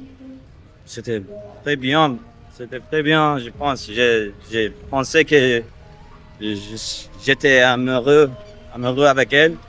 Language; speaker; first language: French; non-native, learner; English